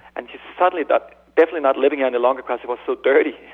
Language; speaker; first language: English; non-native, fluent; Danish